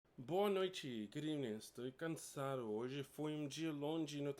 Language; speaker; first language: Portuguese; non-native, fluent; English